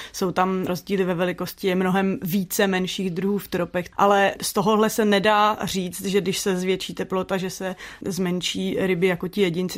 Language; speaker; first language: Czech; native; Czech